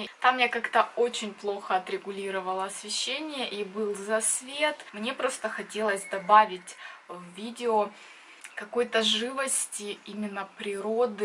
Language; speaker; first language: Russian; native; Russian